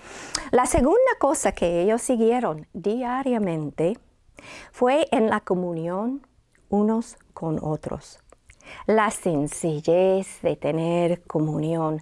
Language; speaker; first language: Spanish; non-native, fluent; English